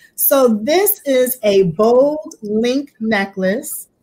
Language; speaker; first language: English; native; English